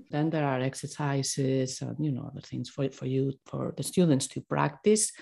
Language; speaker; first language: English; non-native, fluent; Spanish